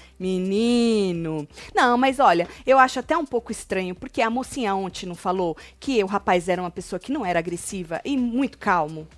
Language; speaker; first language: Portuguese; native; Portuguese